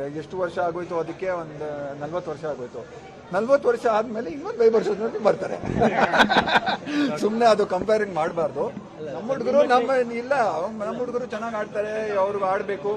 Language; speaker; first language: Kannada; non-native, local second language; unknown